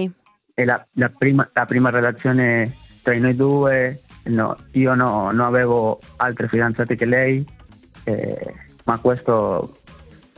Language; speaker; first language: Italian; non-native, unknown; Spanish